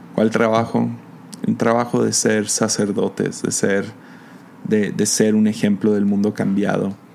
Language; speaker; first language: Spanish; non-native, fluent; English